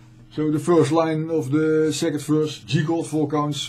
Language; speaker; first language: English; non-native, fluent; Dutch